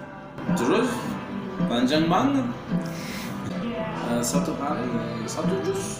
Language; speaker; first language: Indonesian; non-native, learner; Turkish